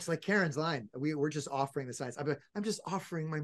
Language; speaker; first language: English; native; English